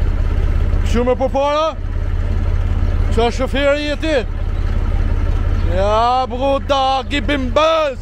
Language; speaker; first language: German; early bilingual, other home language; Albanian